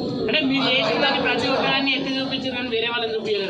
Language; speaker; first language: Telugu; native; Telugu